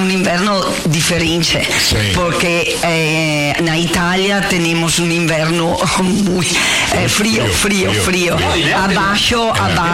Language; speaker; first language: Portuguese; non-native, learner; Italian